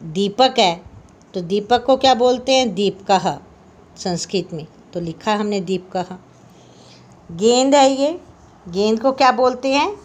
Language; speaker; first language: Hindi; native; Hindi